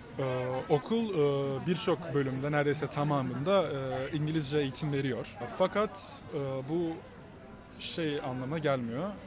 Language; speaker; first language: Turkish; native; Turkish